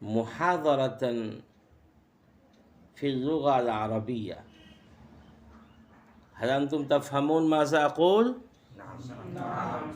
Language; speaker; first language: Arabic; non-native, fluent; Bangla